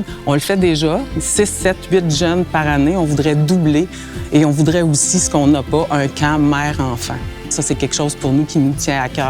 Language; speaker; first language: French; native; French